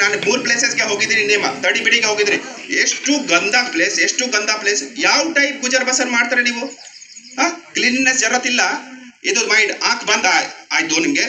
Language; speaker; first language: Kannada; non-native, learner; Hindi